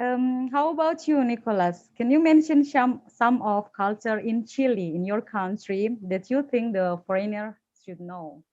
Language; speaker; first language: English; non-native, fluent; Indonesian